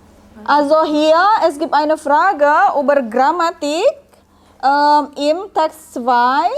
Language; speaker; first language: German; non-native, learner; Indonesian